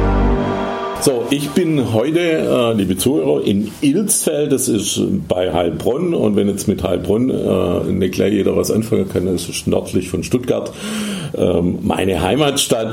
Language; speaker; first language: German; native; German